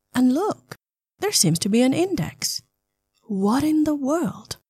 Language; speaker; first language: English; non-native, fluent; Finnish